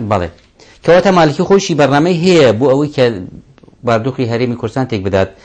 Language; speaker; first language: Central Kurdish; non-native, local second language; Kurdish